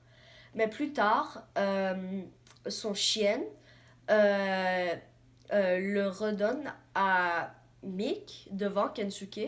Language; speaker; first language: French; non-native, learner; English